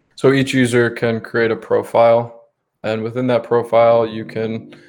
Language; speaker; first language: English; native; English